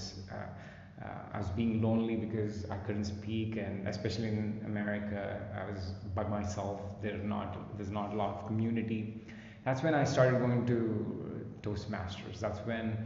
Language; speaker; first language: English; non-native, local second language; Telugu